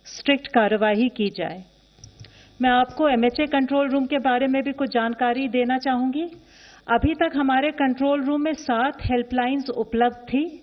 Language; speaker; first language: Hindi; native; Hindi